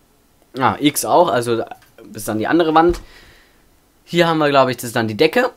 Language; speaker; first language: German; native; German